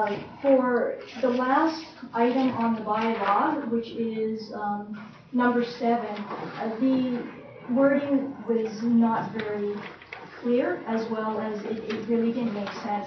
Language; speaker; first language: English; native; English